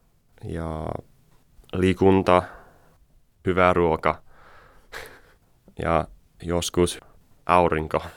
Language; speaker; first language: Finnish; non-native, learner; English